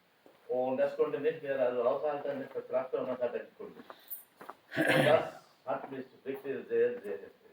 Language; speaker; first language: German; non-native, learner; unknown